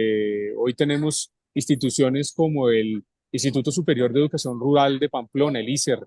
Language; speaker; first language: Spanish; native; Spanish